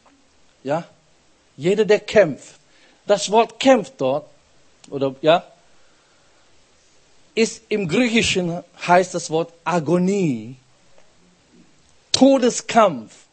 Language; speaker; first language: German; non-native, fluent; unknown